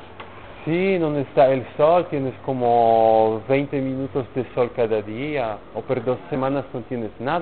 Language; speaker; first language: Spanish; non-native, learner; Polish